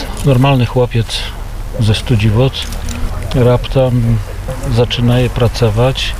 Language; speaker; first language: Polish; non-native, local second language; Belarusian